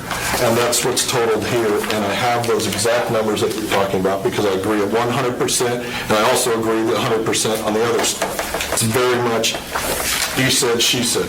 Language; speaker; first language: English; native; English